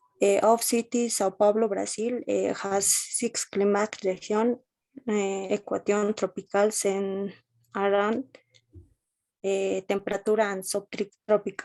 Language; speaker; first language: English; non-native, learner; Spanish